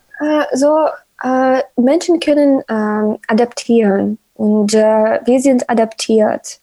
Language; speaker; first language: German; non-native, learner; Ukrainian